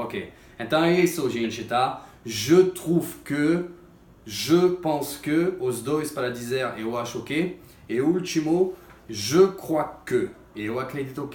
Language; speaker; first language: Portuguese; non-native, fluent; French